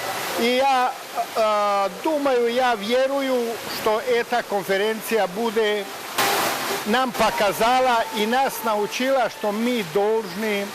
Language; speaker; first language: Russian; non-native, learner; Croatian